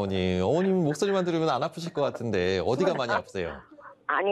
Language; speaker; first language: Korean; native; Korean